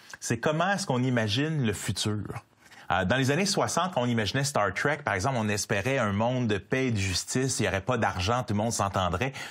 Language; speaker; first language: French; native; French